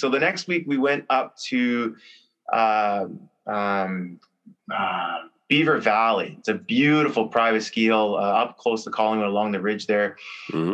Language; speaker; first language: English; native; English